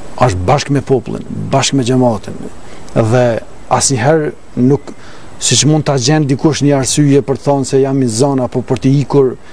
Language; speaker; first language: Albanian; native; Albanian